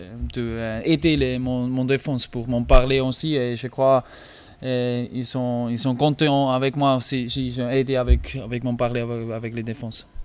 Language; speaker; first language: French; non-native, learner; German